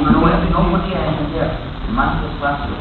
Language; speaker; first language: Spanish; non-native, fluent; English